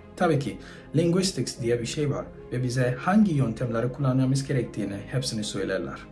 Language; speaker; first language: Turkish; non-native, fluent; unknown